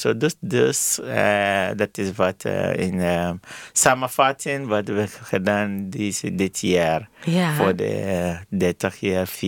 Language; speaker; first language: Dutch; non-native, learner; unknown